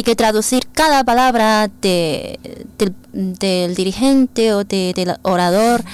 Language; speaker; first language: Spanish; non-native, fluent; Chinese